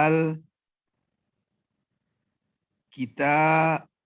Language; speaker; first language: Arabic; non-native, learner; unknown